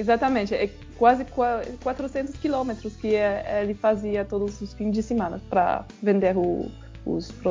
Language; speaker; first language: Portuguese; non-native, fluent; French